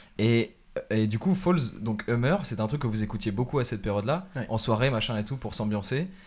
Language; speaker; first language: French; native; French